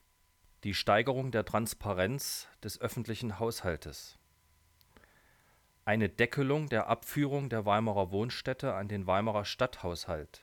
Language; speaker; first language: German; native; German